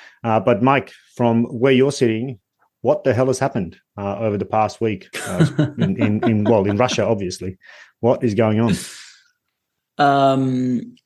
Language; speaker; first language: English; native; English